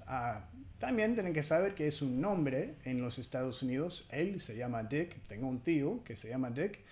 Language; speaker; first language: Spanish; non-native, fluent; English